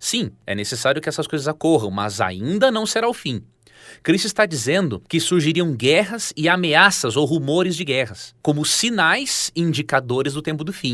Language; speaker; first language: Portuguese; native; Portuguese